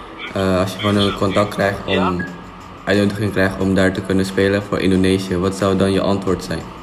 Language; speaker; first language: Dutch; non-native, fluent; Indonesian